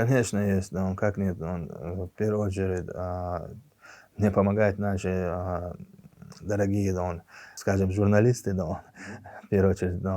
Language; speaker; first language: Russian; non-native, local second language; Chechen